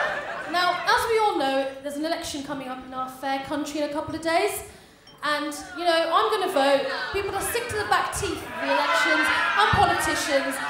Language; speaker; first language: English; native; English